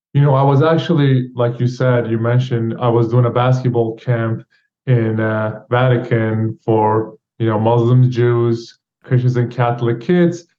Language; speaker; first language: English; non-native, fluent; Turkish